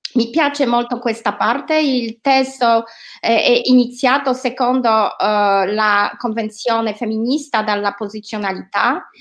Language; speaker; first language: Italian; non-native, learner; Polish